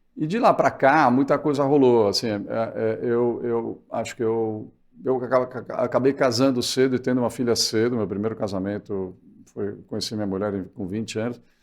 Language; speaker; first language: Portuguese; early bilingual, other home language; Spanish